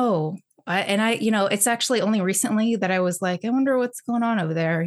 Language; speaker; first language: English; early bilingual, other home language; Chinese